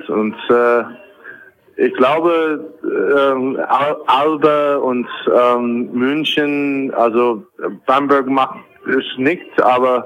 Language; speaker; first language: German; non-native, fluent; English